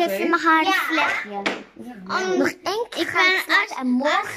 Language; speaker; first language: Dutch; early bilingual, other home language; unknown